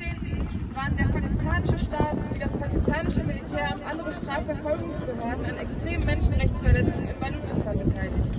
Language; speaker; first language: German; native; German